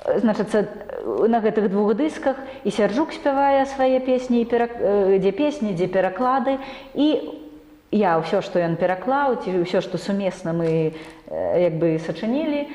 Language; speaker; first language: Belarusian; non-native, local second language; Russian